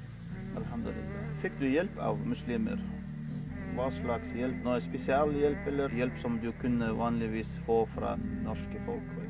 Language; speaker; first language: Norwegian; non-native, fluent; Chechen